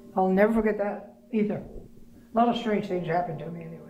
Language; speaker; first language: English; native; English